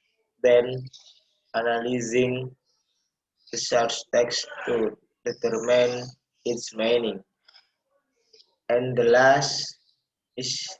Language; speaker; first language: English; non-native, learner; Indonesian